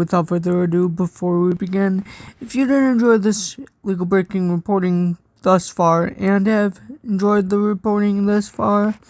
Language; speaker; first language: English; native; English